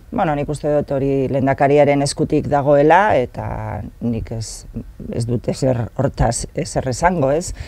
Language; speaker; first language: Basque; non-native, local second language; Spanish